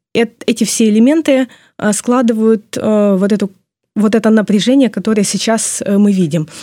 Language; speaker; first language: Russian; non-native, local second language; Ukrainian